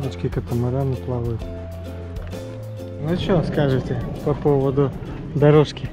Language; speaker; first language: Russian; native; Russian